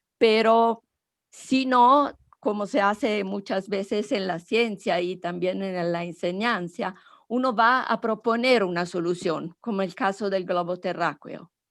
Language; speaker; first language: Spanish; non-native, fluent; Italian